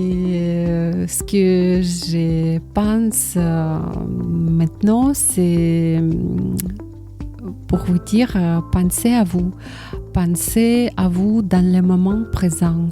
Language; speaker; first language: French; non-native, learner; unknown